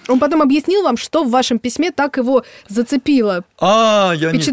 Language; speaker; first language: Russian; native; Russian